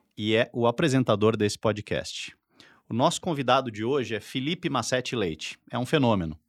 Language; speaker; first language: Portuguese; native; Portuguese